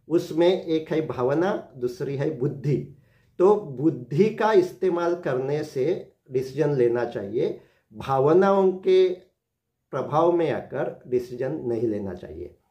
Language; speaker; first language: Hindi; non-native, local second language; Marathi